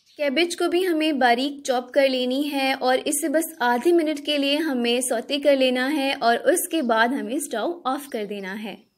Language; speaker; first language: Hindi; native; Hindi